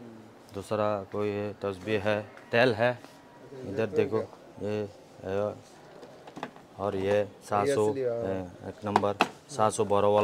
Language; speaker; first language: Hindi; non-native, learner; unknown